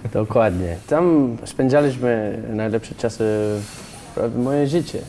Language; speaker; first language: Polish; non-native, fluent; Spanish